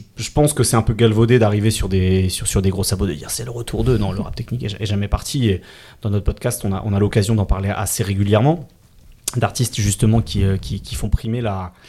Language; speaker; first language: French; native; French